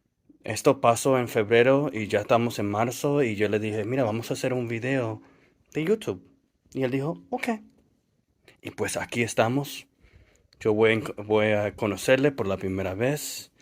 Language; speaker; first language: Spanish; early bilingual, heritage; English